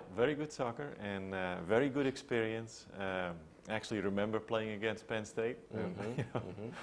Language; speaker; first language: English; non-native, fluent; Dutch